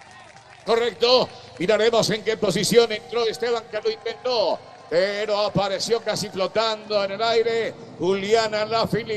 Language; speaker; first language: Spanish; native; Spanish